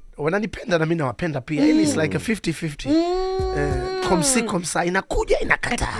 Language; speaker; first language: Swahili; native; Swahili